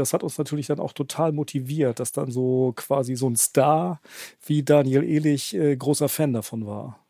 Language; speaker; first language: German; native; German